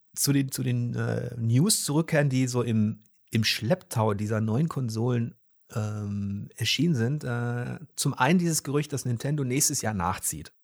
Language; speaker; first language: German; native; German